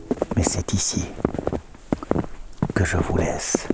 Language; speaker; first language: French; native; French